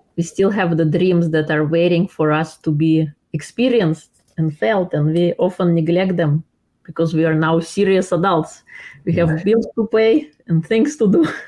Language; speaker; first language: English; non-native, fluent; Russian